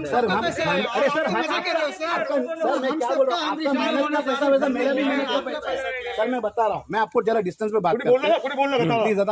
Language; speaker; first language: Hindi; non-native, local second language; Marathi